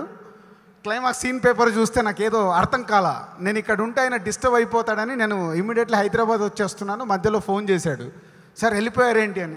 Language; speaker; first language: Telugu; native; Telugu